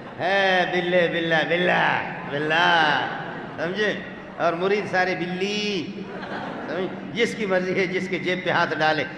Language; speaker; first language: Urdu; non-native, local second language; Baluchi